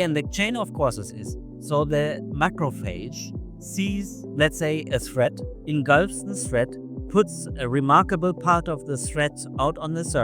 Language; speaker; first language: English; non-native, fluent; German